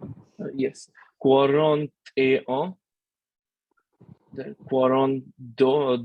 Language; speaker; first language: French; non-native, learner; Bangla